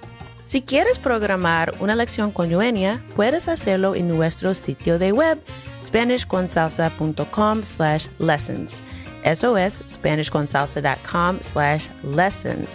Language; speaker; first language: Spanish; non-native, fluent; English